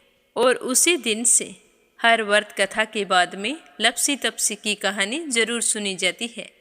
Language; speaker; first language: Hindi; native; Hindi